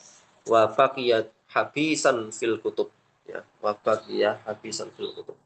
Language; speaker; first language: Arabic; non-native, fluent; Indonesian